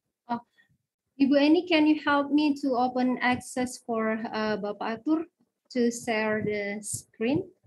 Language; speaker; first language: English; non-native, fluent; Indonesian